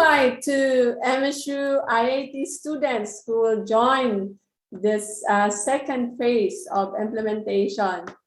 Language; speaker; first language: English; non-native, local second language; Filipino